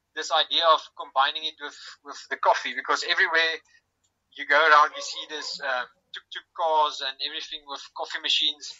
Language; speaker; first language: English; non-native, local second language; Afrikaans